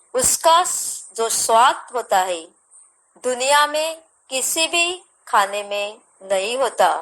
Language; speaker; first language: Hindi; non-native, local second language; Marathi